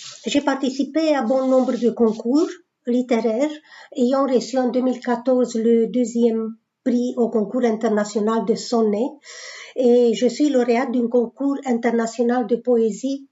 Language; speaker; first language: French; non-native, fluent; Romanian